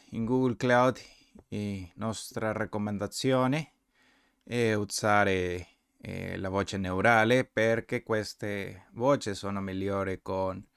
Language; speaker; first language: Italian; non-native, learner; Spanish